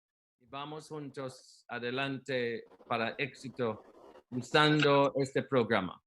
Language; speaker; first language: Spanish; non-native, learner; English